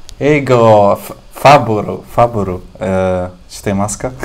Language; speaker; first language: Japanese; non-native, learner; Russian